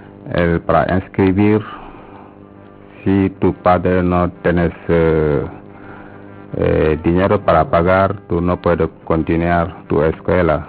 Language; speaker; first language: Spanish; non-native, learner; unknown